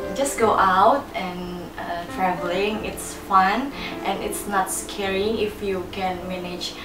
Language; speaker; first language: English; non-native, learner; Indonesian